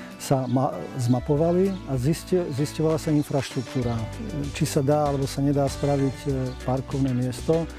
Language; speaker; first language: Slovak; native; Slovak